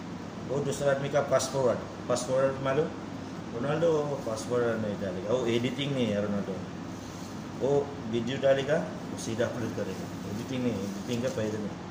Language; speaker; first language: Hindi; non-native, learner; Filipino